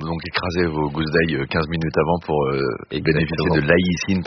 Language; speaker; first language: French; native; French